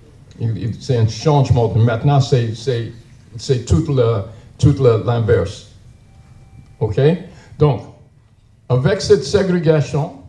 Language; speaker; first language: French; non-native, learner; English